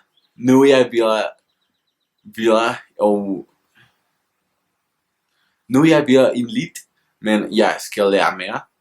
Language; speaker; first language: Danish; non-native, learner; Spanish